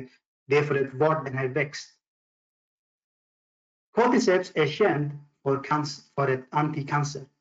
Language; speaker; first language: Swedish; non-native, fluent; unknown